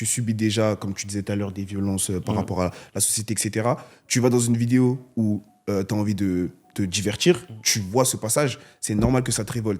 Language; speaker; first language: French; native; French